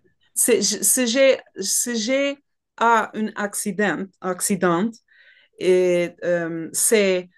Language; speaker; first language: French; non-native, learner; Portuguese